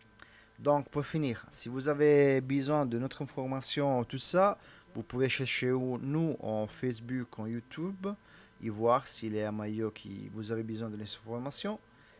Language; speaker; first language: French; non-native, learner; Italian